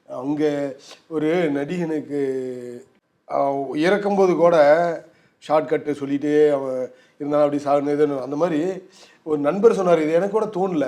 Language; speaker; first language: Tamil; native; Tamil